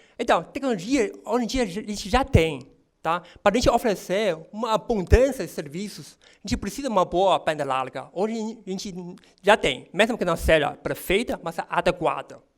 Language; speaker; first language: Portuguese; non-native, fluent; Chinese